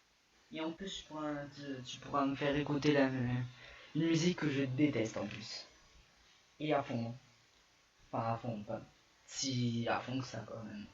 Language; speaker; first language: French; native; French